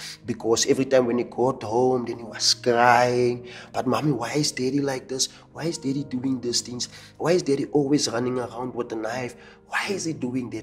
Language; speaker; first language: English; non-native, local second language; Afrikaans